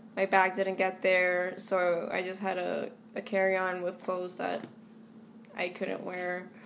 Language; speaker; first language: English; native; English